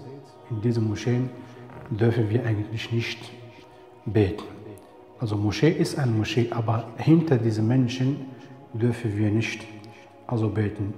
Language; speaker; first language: German; non-native, fluent; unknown